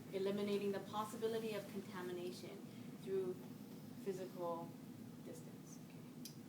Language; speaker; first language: English; native; English